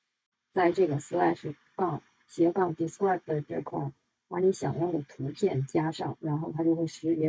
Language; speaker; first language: Chinese; native; Chinese